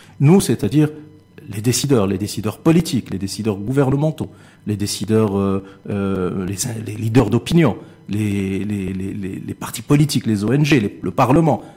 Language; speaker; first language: French; non-native, local second language; Arabic